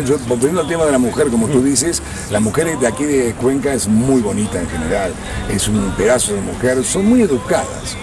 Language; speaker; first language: Spanish; native; Spanish